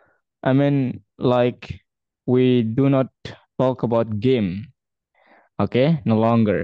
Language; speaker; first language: English; non-native, fluent; Indonesian